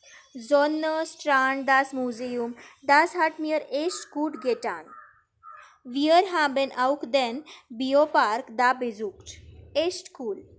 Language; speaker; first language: German; non-native, learner; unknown